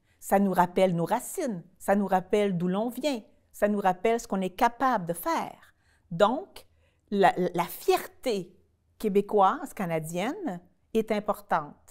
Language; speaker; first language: French; native; French